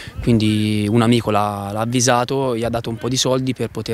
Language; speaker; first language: Italian; native; Italian